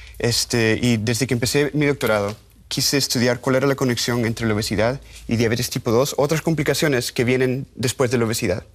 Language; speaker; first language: Spanish; native; Spanish